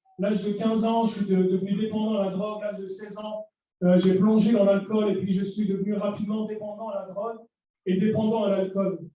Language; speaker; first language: French; early bilingual, other home language; Arabic